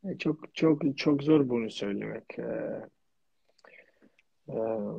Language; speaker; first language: Turkish; non-native, fluent; Georgian